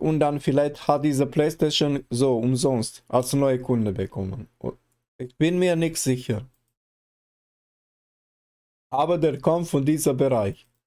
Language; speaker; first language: German; non-native, learner; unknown